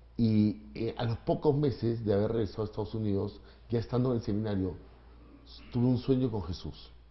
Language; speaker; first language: Spanish; native; Spanish